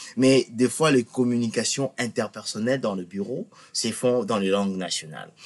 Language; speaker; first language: French; non-native, local second language; Lingala